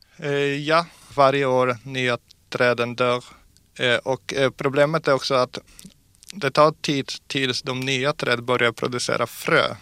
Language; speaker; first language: Swedish; non-native, fluent; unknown